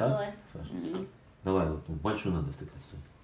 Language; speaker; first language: Russian; native; Russian